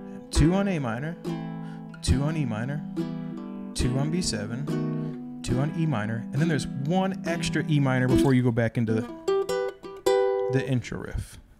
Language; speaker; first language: English; native; English